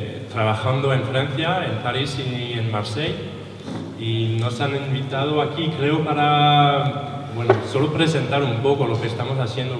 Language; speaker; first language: Spanish; non-native, learner; French